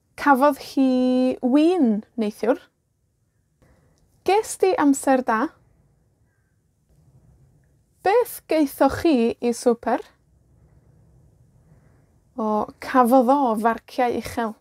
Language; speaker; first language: Welsh; non-native, fluent; Spanish